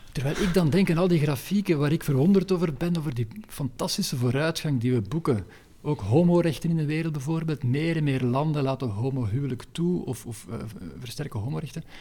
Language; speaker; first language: Dutch; native; Dutch